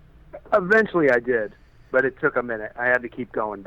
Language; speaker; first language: English; native; English